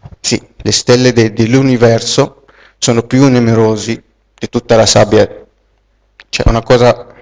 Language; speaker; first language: Italian; non-native, fluent; Arabic